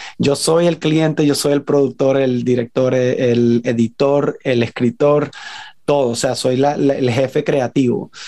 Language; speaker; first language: Spanish; native; Spanish